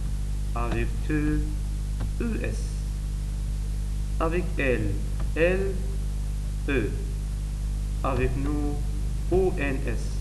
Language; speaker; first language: French; non-native, learner; Arabic